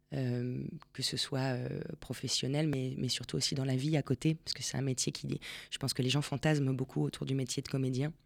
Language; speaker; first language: French; non-native, fluent; Spanish